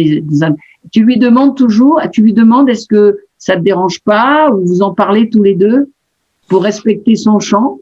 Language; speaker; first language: French; native; French